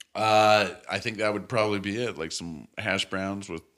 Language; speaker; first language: English; native; English